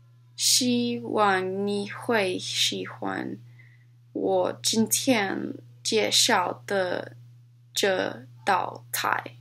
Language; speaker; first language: Chinese; non-native, learner; English